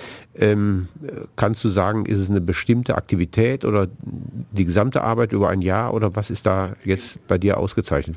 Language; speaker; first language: German; native; German